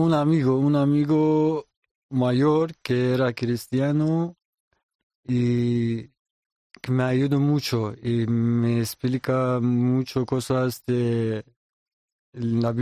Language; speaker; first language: Spanish; non-native, learner; Persian